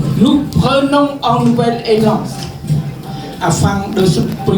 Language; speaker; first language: French; non-native, fluent; Khmer